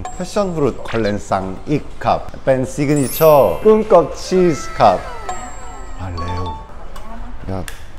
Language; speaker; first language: Thai; non-native, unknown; Korean